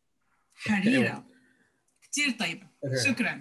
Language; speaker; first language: Arabic; native; Arabic